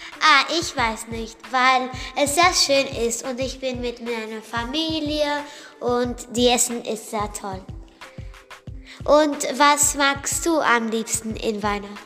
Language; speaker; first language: German; non-native, learner; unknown